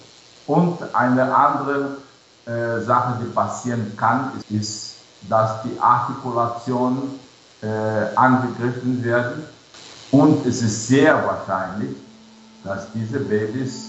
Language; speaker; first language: German; non-native, fluent; Portuguese